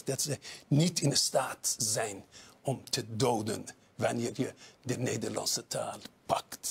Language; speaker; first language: Dutch; non-native, fluent; Persian